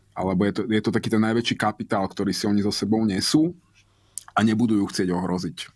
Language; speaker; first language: Slovak; non-native, local second language; Hungarian